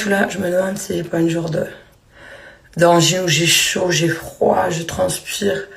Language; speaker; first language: French; native; French